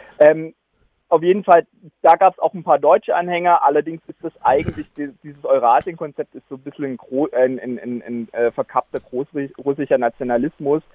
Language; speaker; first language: German; native; German